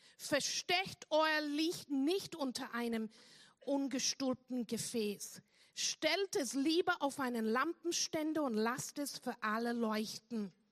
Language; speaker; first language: German; non-native, fluent; English